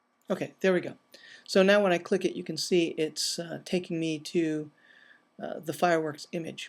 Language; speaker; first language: English; native; English